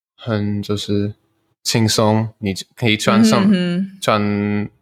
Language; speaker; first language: Chinese; non-native, fluent; German